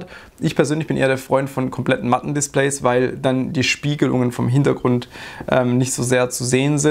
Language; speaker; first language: German; native; German